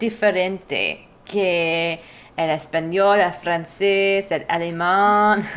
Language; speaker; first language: Spanish; non-native, learner; English